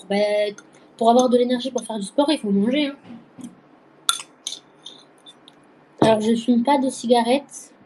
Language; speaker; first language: French; native; French